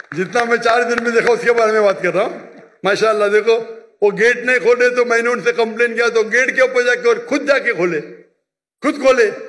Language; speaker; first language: Urdu; non-native, local second language; Konkani